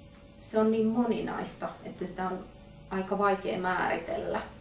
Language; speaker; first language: Finnish; native; Finnish